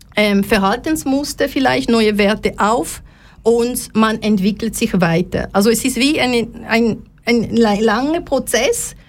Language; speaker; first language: German; non-native, fluent; Lingala